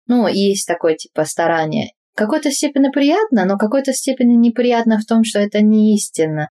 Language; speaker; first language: Russian; non-native, fluent; Japanese